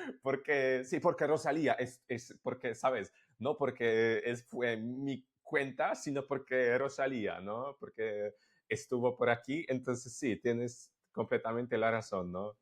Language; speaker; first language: Spanish; non-native, fluent; Polish